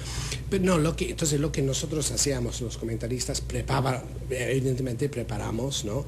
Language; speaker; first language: Spanish; non-native, fluent; English